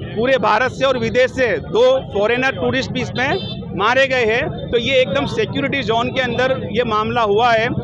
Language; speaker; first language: Hindi; non-native, local second language; Gujarati